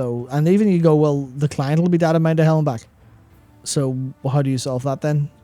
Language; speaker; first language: English; native; English